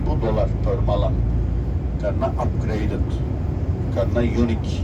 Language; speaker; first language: Indonesian; non-native, fluent; Turkish